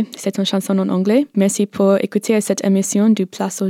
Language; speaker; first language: French; non-native, learner; English